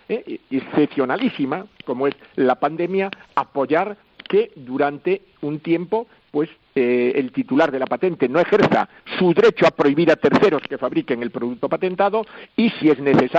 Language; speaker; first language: Spanish; native; Spanish